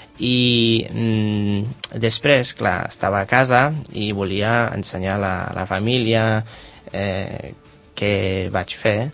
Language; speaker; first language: Catalan; non-native, learner; Polish